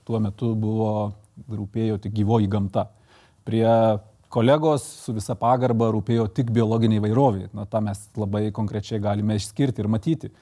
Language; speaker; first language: Lithuanian; native; Lithuanian